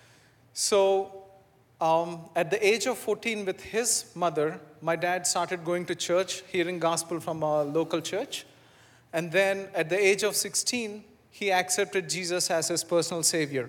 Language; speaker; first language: English; non-native, local second language; Telugu